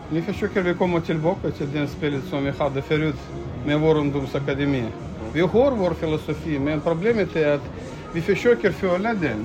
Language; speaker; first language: Swedish; non-native, fluent; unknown